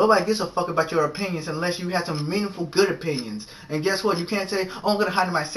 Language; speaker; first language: English; native; English